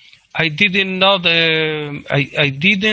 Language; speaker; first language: English; non-native, learner; Spanish